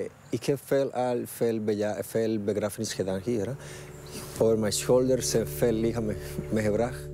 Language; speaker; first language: Dutch; non-native, fluent; Spanish